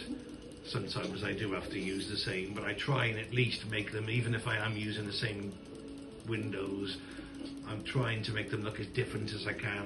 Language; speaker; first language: English; native; English